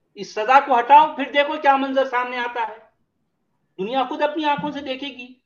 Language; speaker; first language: Hindi; native; Hindi